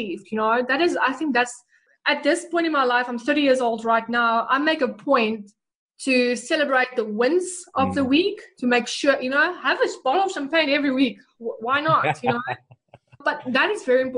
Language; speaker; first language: English; non-native, local second language; Afrikaans